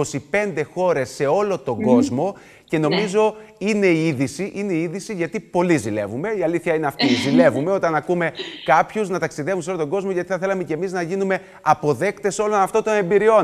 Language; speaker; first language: Greek; native; Greek